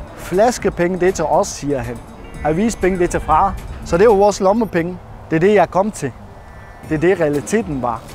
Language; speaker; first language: Danish; non-native, fluent; Persian